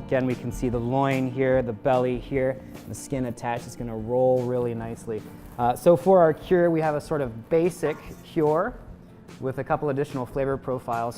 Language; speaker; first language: English; native; English